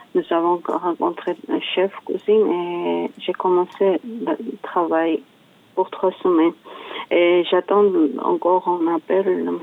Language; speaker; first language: French; non-native, learner; Georgian